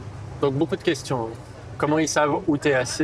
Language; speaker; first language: French; native; French